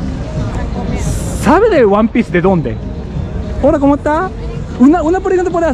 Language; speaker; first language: Spanish; non-native, learner; Japanese